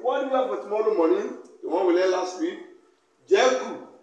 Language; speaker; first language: English; non-native, local second language; Yoruba